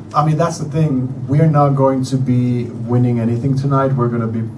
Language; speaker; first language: English; non-native, fluent; Finnish